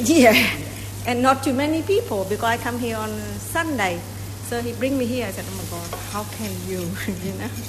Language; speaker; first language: English; non-native, learner; Vietnamese